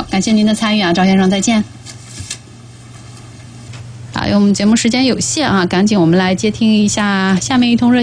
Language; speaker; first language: Chinese; native; Chinese